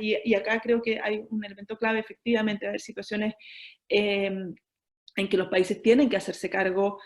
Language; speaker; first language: Spanish; native; Spanish